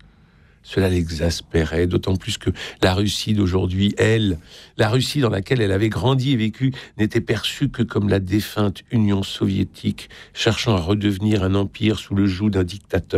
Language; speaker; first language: French; native; French